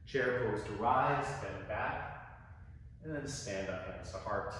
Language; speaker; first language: English; native; English